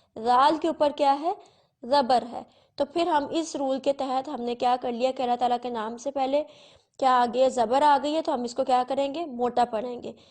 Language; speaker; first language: Urdu; native; Urdu